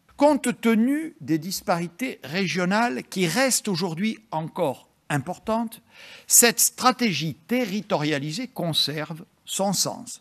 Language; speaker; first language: French; native; French